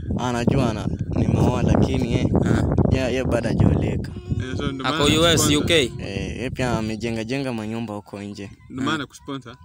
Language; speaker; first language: Swahili; non-native, local second language; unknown